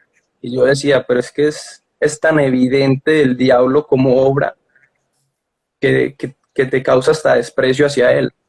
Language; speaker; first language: Spanish; native; Spanish